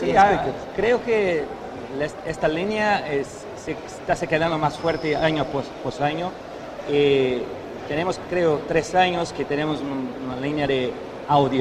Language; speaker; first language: Spanish; non-native, fluent; Portuguese